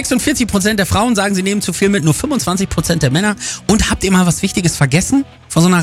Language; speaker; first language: German; native; German